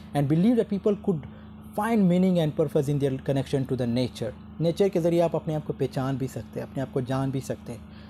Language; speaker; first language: Urdu; native; Urdu